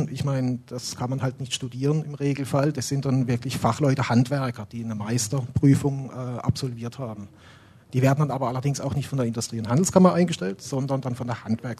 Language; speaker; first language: German; native; German